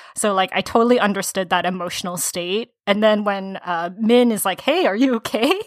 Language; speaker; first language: English; early bilingual, other home language; Korean